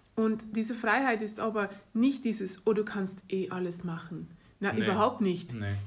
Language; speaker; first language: German; non-native, fluent; Dutch